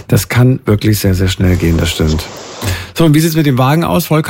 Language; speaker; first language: German; native; German